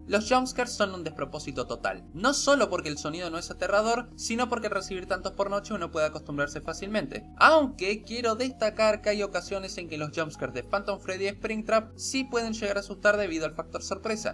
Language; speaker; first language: Spanish; native; Spanish